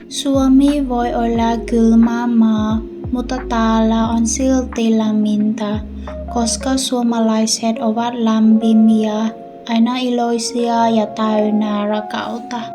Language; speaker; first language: Finnish; non-native, learner; Vietnamese